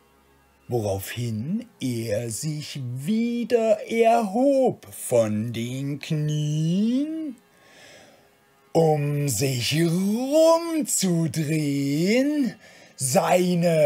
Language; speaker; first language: German; native; German